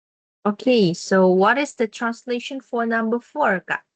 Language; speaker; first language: English; non-native, fluent; Indonesian